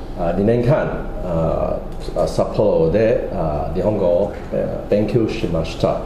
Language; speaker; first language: Japanese; non-native, fluent; English